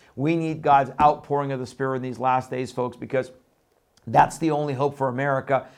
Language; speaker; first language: English; non-native, fluent; Persian